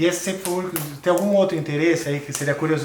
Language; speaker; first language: Portuguese; native; Portuguese